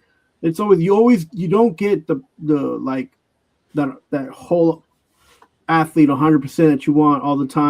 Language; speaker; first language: English; native; English